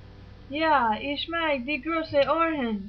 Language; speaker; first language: German; non-native, learner; English